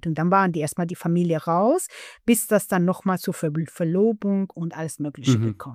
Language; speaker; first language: German; non-native, fluent; Persian